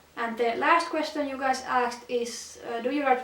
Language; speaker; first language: English; non-native, fluent; Finnish